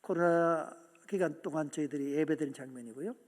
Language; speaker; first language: Korean; native; Korean